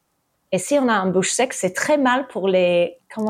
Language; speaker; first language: French; early bilingual, heritage; English